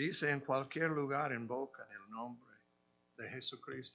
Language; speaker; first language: Spanish; non-native, fluent; English